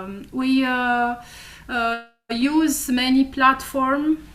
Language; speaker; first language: English; non-native, learner; Romanian